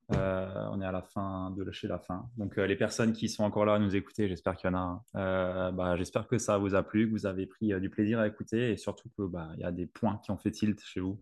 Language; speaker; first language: French; native; French